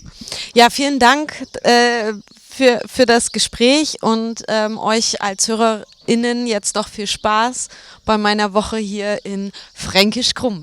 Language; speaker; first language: German; native; German